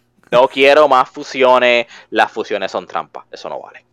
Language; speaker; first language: Spanish; native; Spanish